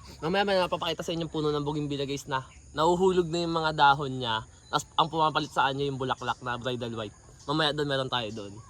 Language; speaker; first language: Filipino; native; Filipino